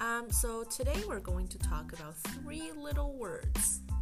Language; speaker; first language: English; non-native, fluent; Chinese